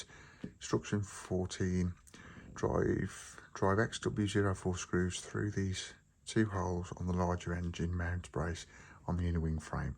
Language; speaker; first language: English; native; English